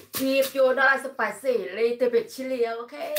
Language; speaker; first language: English; non-native, learner; Thai